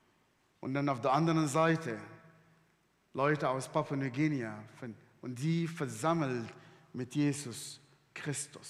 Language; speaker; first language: German; non-native, fluent; Arabic